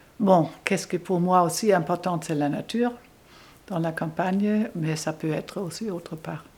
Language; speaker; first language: French; non-native, fluent; German